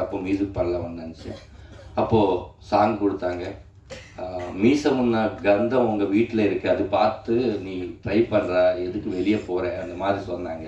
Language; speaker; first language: Tamil; non-native, learner; Telugu